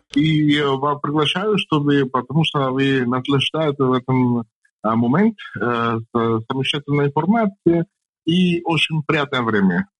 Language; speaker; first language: Russian; non-native, learner; Spanish